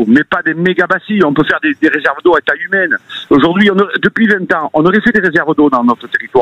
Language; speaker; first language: French; native; French